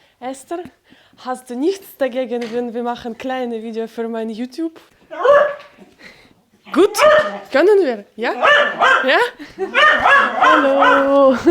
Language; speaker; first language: German; non-native, learner; Ukrainian